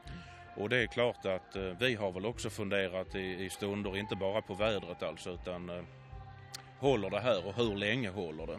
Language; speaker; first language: Swedish; native; Swedish